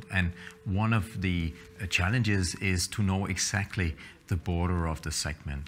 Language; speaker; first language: English; non-native, fluent; Danish